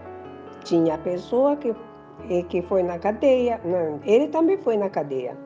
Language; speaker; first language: Portuguese; early bilingual, other home language; Japanese